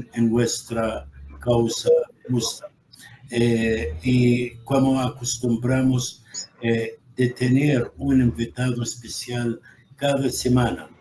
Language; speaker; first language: Spanish; non-native, fluent; Arabic